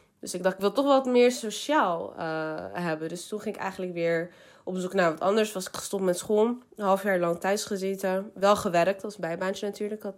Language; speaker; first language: Dutch; early bilingual, other home language; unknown